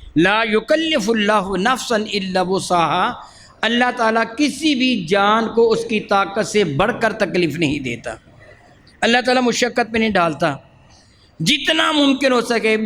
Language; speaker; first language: Urdu; non-native, local second language; Punjabi